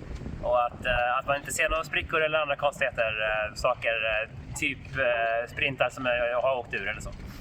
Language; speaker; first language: Swedish; native; Swedish